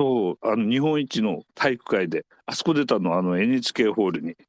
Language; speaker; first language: Japanese; native; Japanese